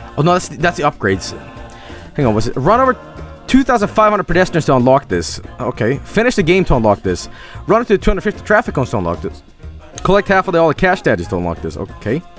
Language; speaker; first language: English; non-native, fluent; Swedish